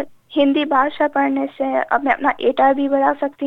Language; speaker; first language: Hindi; early bilingual, heritage; Hindi